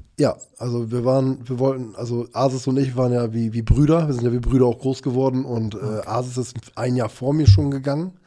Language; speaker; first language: German; early bilingual, other home language; Turkish